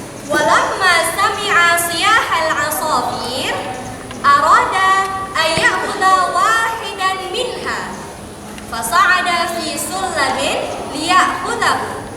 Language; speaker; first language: Arabic; non-native, fluent; Indonesian